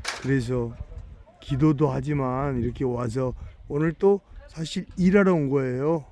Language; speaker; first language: Korean; native; Korean